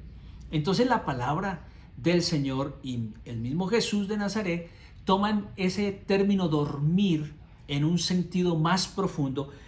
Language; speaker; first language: Spanish; native; Spanish